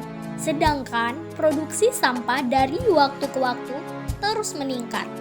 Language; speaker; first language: Indonesian; native; Indonesian